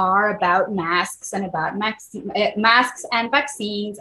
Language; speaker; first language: English; non-native, fluent; Spanish